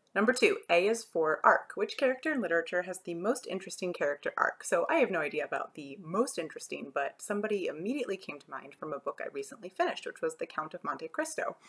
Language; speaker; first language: English; native; English